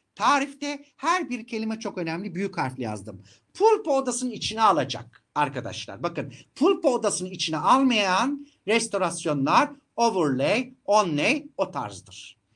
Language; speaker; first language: Turkish; native; Turkish